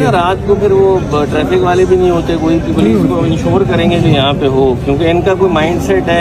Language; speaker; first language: Urdu; native; Urdu